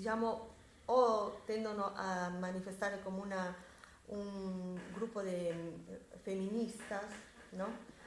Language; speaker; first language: Italian; non-native, fluent; Spanish